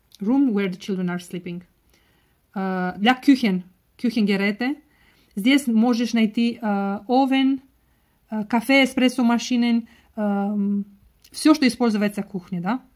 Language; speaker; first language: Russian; non-native, learner; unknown